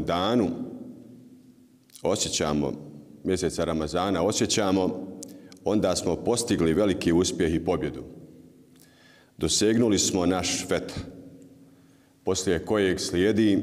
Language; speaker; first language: Bosnian; native; Bosnian